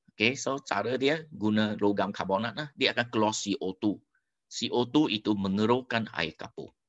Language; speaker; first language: Malay; non-native, local second language; Chinese